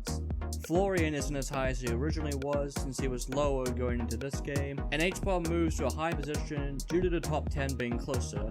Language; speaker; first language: English; native; English